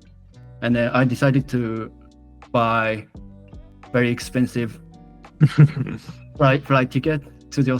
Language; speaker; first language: English; non-native, fluent; Japanese